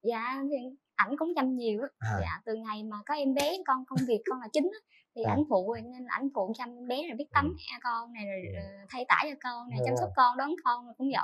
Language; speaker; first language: Vietnamese; native; Vietnamese